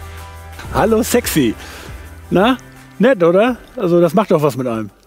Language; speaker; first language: German; native; German